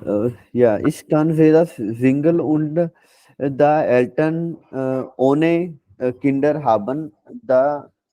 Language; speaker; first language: German; non-native, learner; Hindi